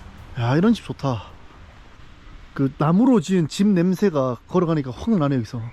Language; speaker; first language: Korean; native; Korean